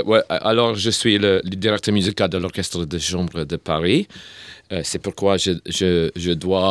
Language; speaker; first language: French; non-native, learner; English